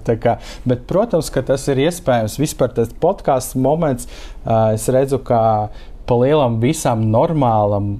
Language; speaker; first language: Latvian; non-native, local second language; Russian